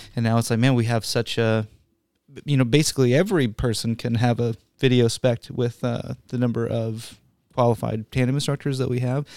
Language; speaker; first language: English; native; English